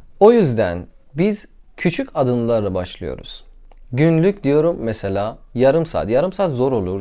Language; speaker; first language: Turkish; non-native, learner; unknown